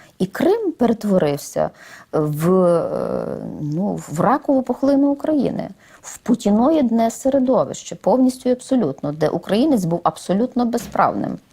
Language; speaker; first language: Ukrainian; native; Ukrainian